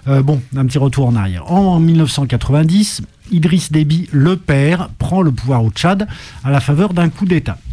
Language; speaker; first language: French; native; French